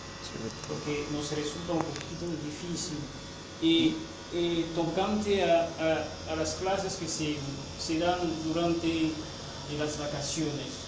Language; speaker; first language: Spanish; non-native, fluent; French